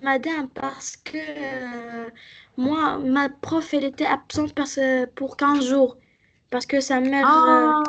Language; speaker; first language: French; non-native, learner; Arabic